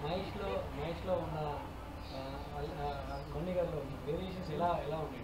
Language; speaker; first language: Telugu; native; Telugu